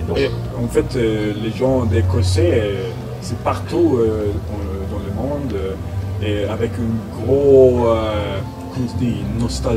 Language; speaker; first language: French; non-native, learner; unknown